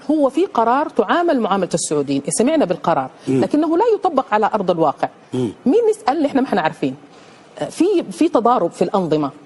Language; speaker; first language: Arabic; native; Arabic